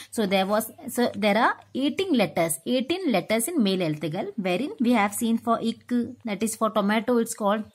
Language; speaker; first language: English; non-native, local second language; Tamil